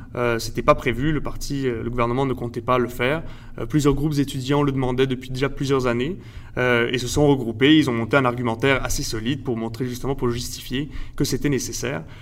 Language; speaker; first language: French; early bilingual, other home language; Spanish